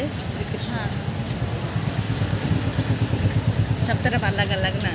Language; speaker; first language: Hindi; non-native, local second language; Odia